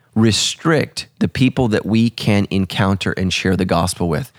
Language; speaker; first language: English; early bilingual, other home language; Italian